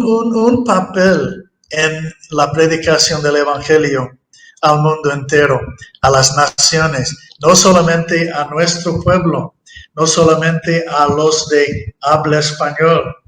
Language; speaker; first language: Spanish; non-native, fluent; English